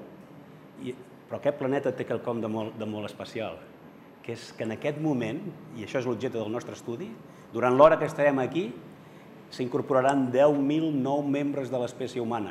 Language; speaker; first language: Catalan; native; Catalan